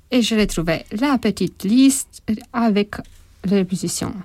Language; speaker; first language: French; non-native, fluent; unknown